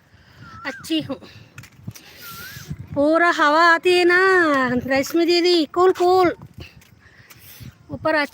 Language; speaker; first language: Hindi; non-native, learner; Telugu